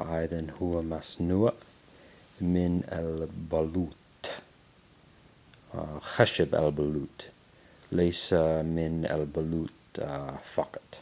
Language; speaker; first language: Arabic; non-native, learner; English